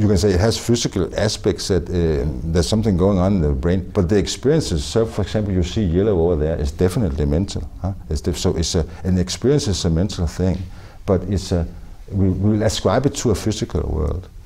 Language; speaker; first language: English; non-native, fluent; Danish